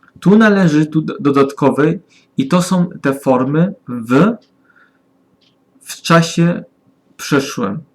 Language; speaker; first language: Polish; non-native, learner; German